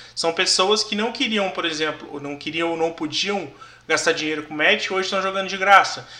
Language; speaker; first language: Portuguese; native; Portuguese